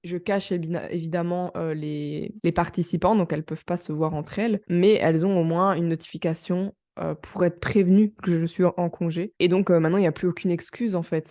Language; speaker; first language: French; native; French